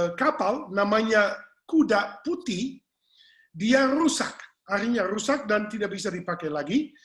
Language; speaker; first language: Indonesian; non-native, fluent; English